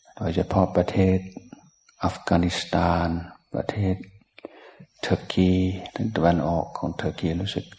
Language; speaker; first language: Thai; non-native, fluent; English